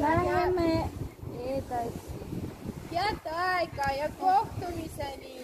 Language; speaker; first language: Estonian; non-native, local second language; Russian